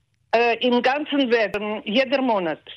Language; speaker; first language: Hebrew; non-native, fluent; Russian